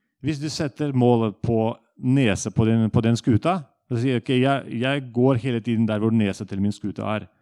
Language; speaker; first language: Norwegian; non-native, fluent; Russian